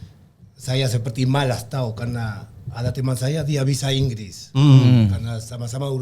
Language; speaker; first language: Indonesian; non-native, learner; Spanish